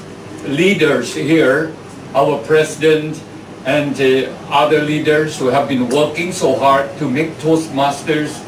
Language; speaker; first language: English; non-native, fluent; Thai